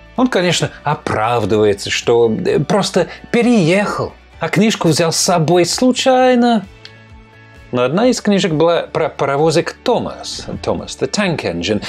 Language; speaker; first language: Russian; non-native, fluent; English